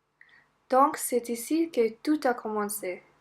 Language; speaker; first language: French; non-native, learner; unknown